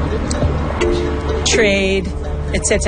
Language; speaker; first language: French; non-native, learner; English